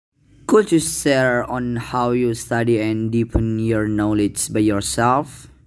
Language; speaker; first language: English; non-native, learner; Indonesian